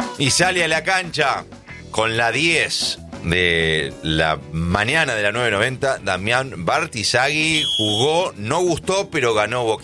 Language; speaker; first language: Spanish; native; Spanish